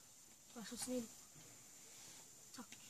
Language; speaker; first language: Swedish; early bilingual, other home language; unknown